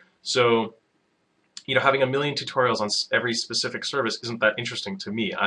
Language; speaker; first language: English; native; English